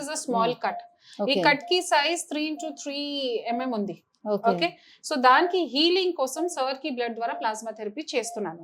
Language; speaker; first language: Telugu; non-native, fluent; Hindi